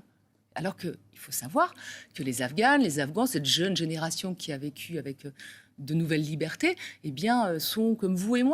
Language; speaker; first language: French; native; French